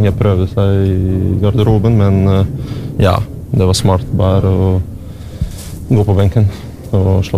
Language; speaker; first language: Norwegian; non-native, learner; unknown